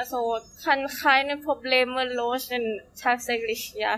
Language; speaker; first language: German; non-native, learner; Thai